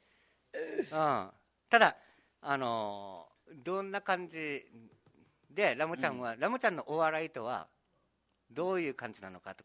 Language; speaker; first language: Japanese; native; Japanese